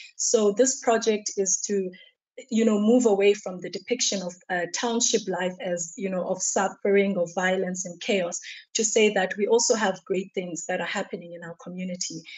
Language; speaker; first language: English; non-native, local second language; Xhosa